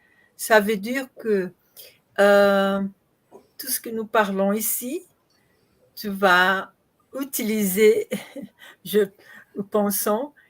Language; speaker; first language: French; non-native, learner; Portuguese